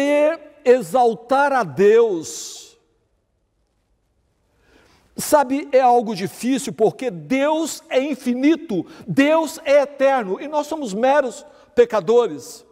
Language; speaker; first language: Portuguese; native; Portuguese